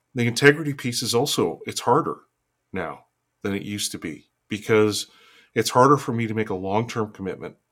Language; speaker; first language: English; native; English